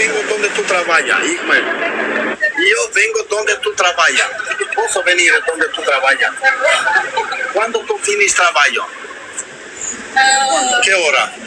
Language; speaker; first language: Spanish; non-native, learner; Albanian